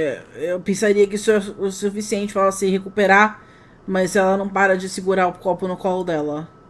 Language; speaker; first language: Portuguese; native; Portuguese